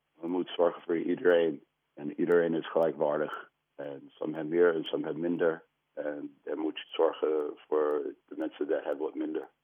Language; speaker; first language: Dutch; non-native, fluent; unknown